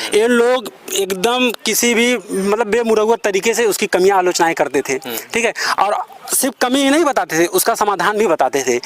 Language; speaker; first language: Hindi; native; Hindi